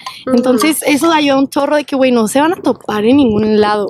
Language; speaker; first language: Spanish; native; Spanish